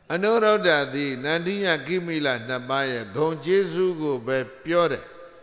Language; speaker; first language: Burmese; native; Burmese